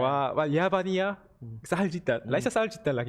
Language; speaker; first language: Arabic; non-native, learner; Korean